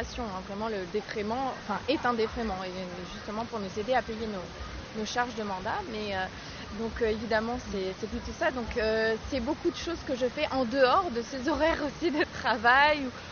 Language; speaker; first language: French; native; French